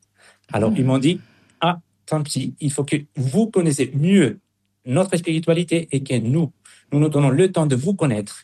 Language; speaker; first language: French; non-native, fluent; Spanish